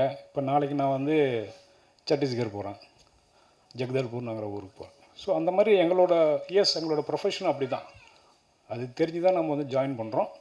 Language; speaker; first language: Tamil; native; Tamil